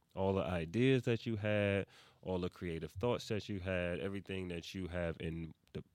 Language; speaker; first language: English; native; English